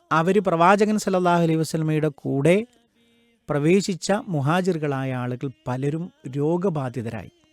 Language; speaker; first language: Malayalam; native; Malayalam